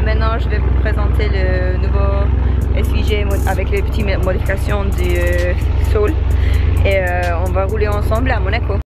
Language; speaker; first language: French; non-native, learner; English